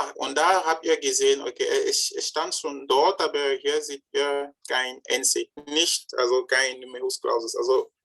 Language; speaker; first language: German; non-native, fluent; French